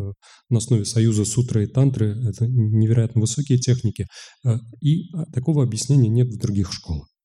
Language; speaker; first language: Russian; native; Russian